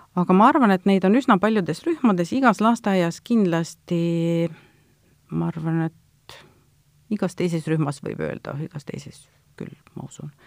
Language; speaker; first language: Estonian; native; Estonian